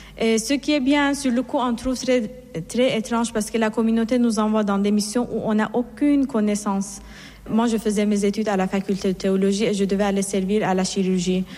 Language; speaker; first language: French; non-native, fluent; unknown